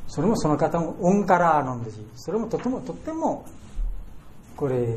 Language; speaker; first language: Japanese; non-native, fluent; Bangla